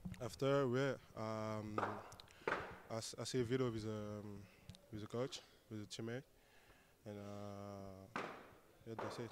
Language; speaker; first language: English; non-native, learner; French